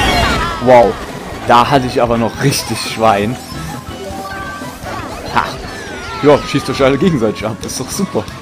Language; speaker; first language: German; native; German